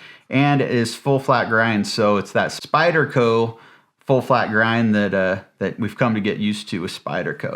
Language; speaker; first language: English; native; English